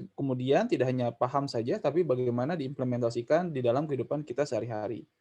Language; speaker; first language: Indonesian; non-native, local second language; Sundanese